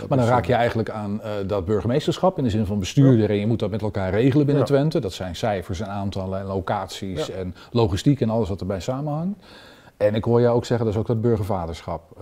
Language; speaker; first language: Dutch; native; Dutch